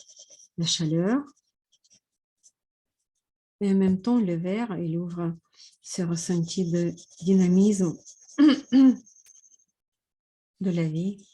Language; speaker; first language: French; non-native, fluent; Russian